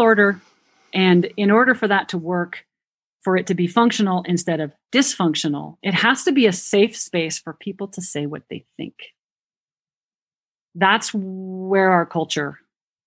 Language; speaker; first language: English; native; English